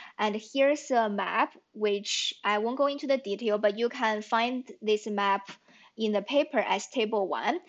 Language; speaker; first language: English; non-native, fluent; Chinese